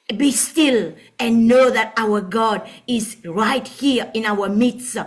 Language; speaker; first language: English; non-native, local second language; Morisyen